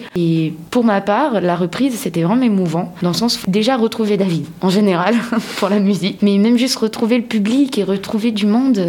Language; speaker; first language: French; non-native, local second language; Malagasy